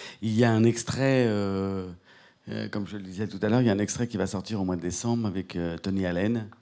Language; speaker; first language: French; native; French